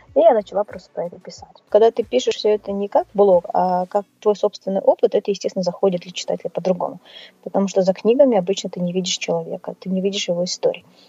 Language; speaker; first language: Russian; native; Russian